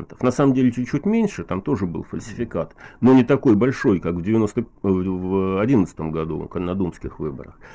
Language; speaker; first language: Russian; native; Russian